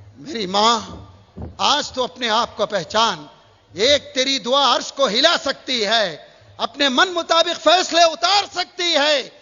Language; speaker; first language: Urdu; native; Urdu